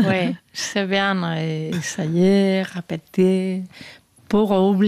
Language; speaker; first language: French; non-native, learner; Spanish